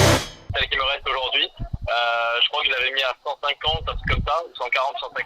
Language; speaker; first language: French; native; French